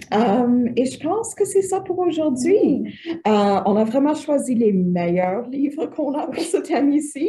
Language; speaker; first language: French; native; French